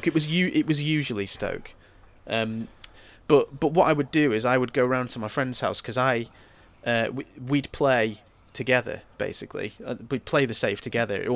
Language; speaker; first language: English; native; English